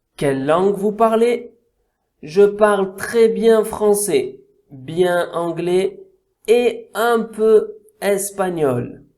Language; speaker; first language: French; native; French